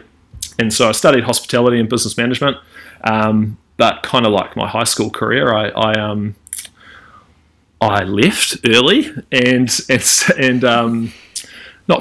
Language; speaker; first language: English; native; English